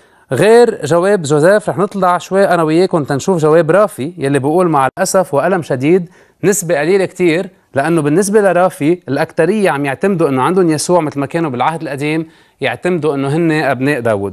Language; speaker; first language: Arabic; native; Arabic